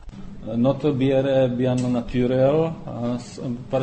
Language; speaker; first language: French; non-native, learner; Czech